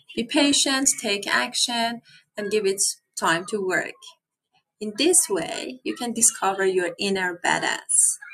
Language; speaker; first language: English; non-native, fluent; Persian